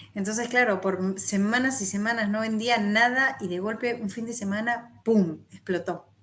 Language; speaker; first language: Spanish; native; Spanish